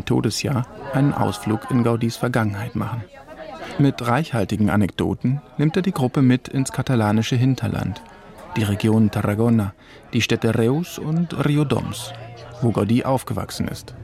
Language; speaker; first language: German; native; German